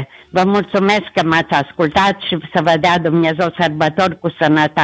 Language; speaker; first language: Romanian; native; Romanian